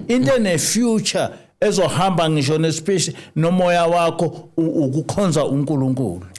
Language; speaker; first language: Zulu; native; Zulu